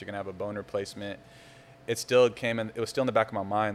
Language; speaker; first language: English; native; English